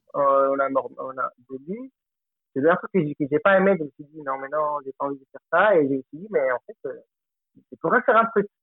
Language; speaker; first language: French; non-native, fluent; Spanish